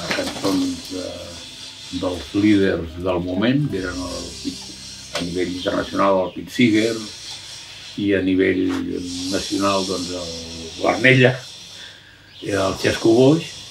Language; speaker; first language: Catalan; native; Catalan